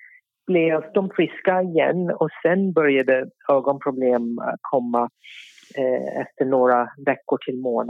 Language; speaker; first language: Swedish; non-native, fluent; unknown